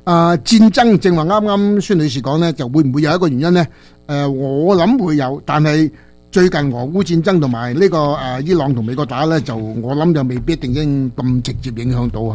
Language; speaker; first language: Chinese; native; Chinese